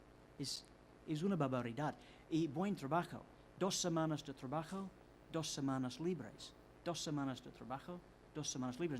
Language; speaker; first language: Spanish; non-native, fluent; English